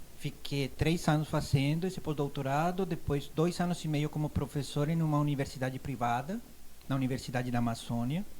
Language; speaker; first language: Portuguese; non-native, fluent; Spanish